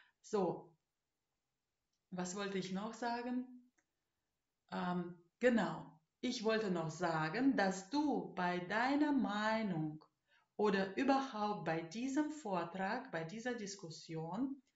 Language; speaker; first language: German; non-native, fluent; Russian